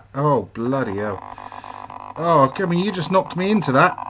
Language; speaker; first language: English; native; English